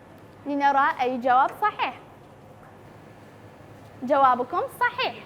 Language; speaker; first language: Arabic; non-native, local second language; Central Kurdish